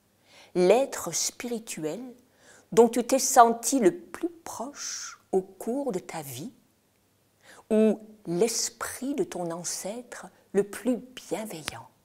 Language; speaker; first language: French; native; French